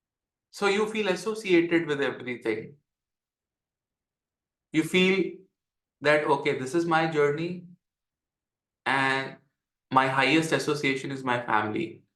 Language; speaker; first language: English; non-native, local second language; Hindi